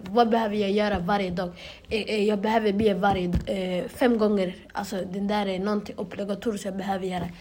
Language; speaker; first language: Swedish; early bilingual, other home language; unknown